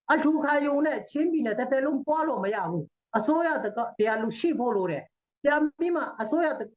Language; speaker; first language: Burmese; non-native, local second language; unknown